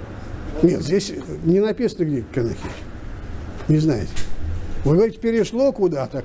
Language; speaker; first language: Russian; native; Russian